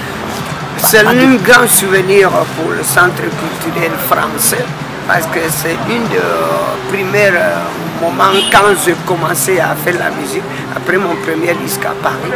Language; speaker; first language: French; non-native, local second language; Spanish